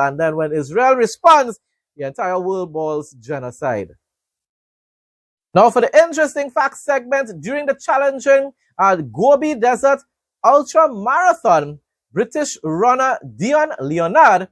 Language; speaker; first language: English; native; English